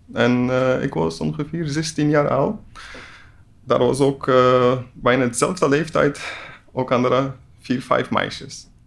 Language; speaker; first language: Dutch; non-native, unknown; Persian